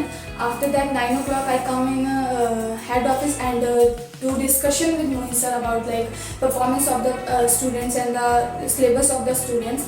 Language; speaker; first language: English; non-native, fluent; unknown